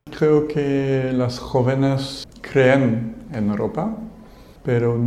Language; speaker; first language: Spanish; non-native, fluent; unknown